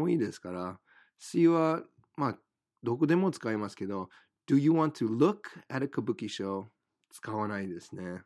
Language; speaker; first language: Japanese; non-native, fluent; English